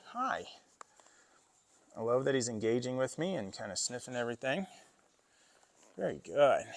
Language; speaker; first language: English; native; English